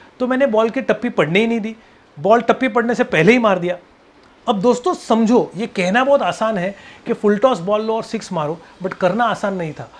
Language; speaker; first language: Hindi; non-native, local second language; Marathi